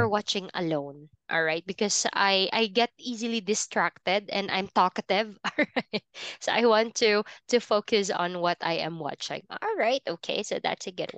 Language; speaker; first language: English; non-native, fluent; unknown